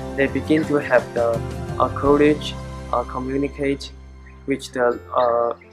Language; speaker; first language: English; non-native, learner; Chinese